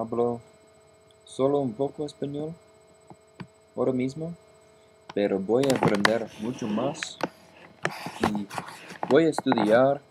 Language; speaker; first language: Spanish; non-native, learner; English